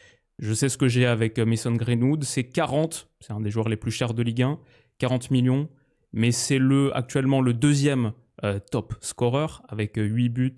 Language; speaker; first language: French; native; French